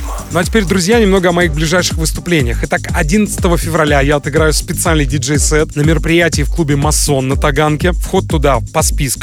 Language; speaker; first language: Russian; native; Russian